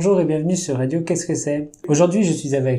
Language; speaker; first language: French; native; French